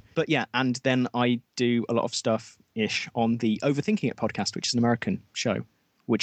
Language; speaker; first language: English; native; English